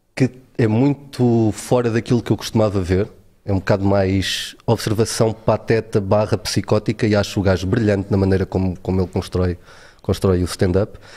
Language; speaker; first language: Portuguese; native; Portuguese